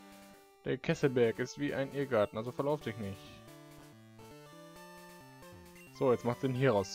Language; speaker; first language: German; native; German